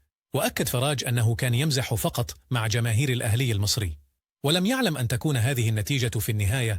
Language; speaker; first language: Arabic; native; Arabic